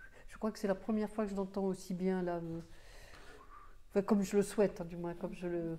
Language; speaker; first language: French; native; French